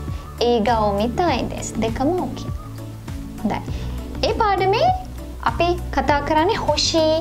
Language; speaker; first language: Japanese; non-native, fluent; Sinhala